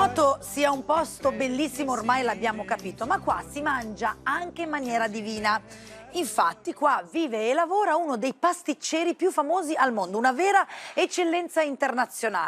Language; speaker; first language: Italian; native; Italian